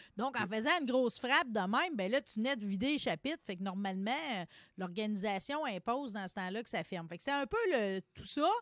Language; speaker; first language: French; native; French